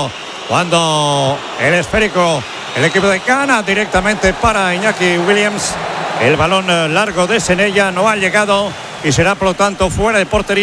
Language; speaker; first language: Spanish; native; Spanish